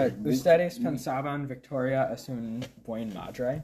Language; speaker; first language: Spanish; non-native, learner; English